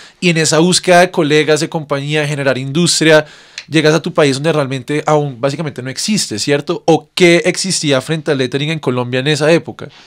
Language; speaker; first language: Spanish; native; Spanish